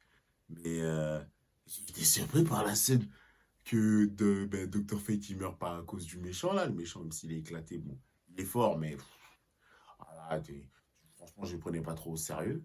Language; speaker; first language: French; native; French